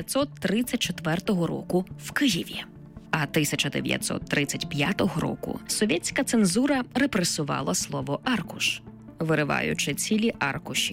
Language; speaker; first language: Ukrainian; native; Ukrainian